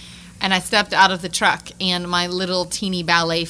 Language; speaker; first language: English; native; English